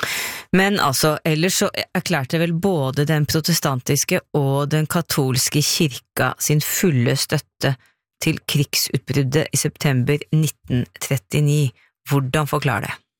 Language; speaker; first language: Norwegian; native; Norwegian